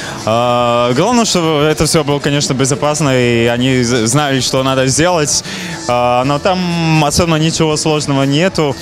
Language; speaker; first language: Russian; non-native, fluent; Latvian